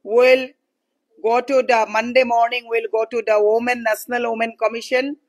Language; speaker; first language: English; non-native, local second language; Assamese